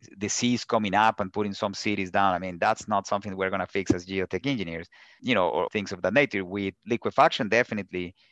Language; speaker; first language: English; non-native, fluent; Spanish